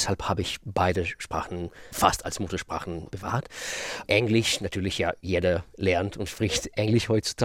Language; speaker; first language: German; non-native, fluent; Russian